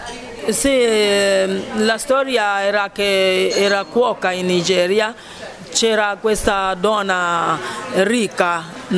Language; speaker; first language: Italian; non-native, fluent; Ibibio